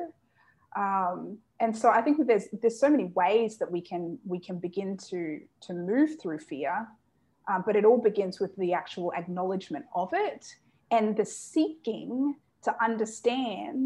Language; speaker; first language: English; native; English